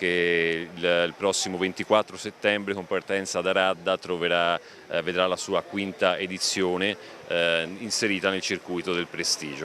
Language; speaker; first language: Italian; native; Italian